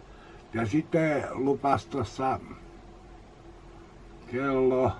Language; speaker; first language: Finnish; native; Finnish